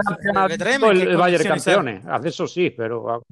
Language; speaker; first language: Italian; non-native, fluent; Spanish